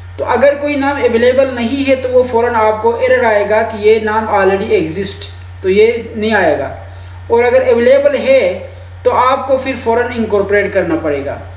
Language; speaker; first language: Urdu; non-native, local second language; Shina